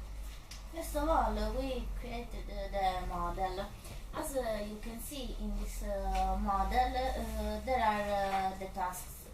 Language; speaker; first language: English; non-native, learner; Italian